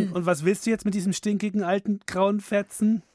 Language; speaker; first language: German; native; German